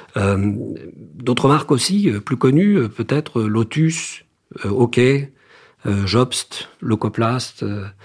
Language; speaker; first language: French; native; French